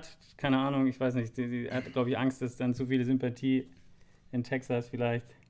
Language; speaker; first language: German; native; German